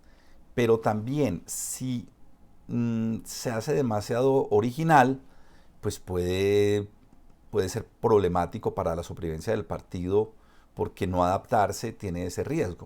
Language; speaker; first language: Spanish; native; Spanish